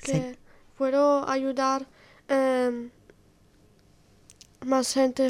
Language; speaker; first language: Spanish; non-native, learner; Italian